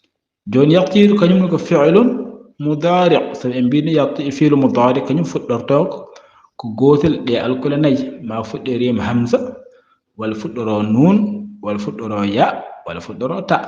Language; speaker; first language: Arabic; non-native, fluent; Fula